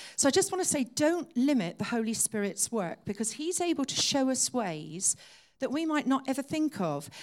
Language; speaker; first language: English; native; English